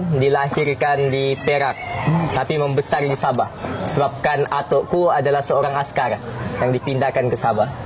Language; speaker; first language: Malay; native; Malay